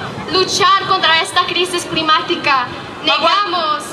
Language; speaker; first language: Spanish; native; Spanish